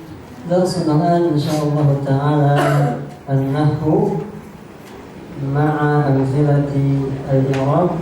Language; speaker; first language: Arabic; non-native, fluent; Indonesian